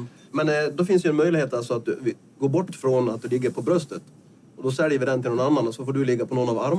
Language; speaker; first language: Swedish; native; Swedish